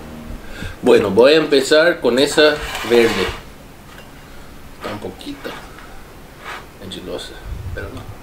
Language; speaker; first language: Spanish; non-native, fluent; English